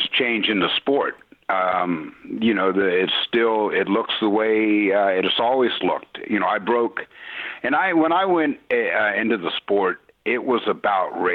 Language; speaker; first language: English; native; English